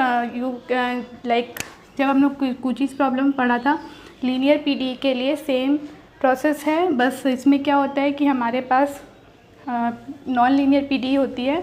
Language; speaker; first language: Hindi; native; Hindi